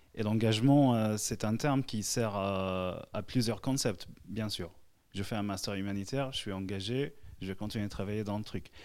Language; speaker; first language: French; non-native, fluent; Arabic